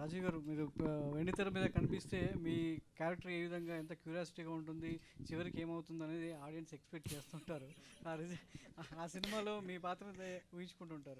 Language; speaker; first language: Telugu; native; Telugu